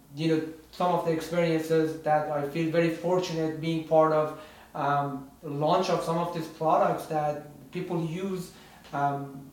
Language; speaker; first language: English; non-native, fluent; Persian